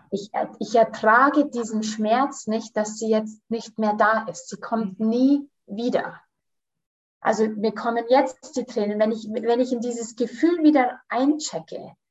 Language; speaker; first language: German; early bilingual, heritage; German